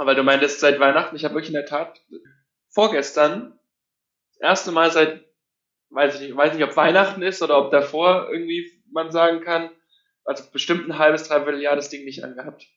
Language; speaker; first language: German; native; German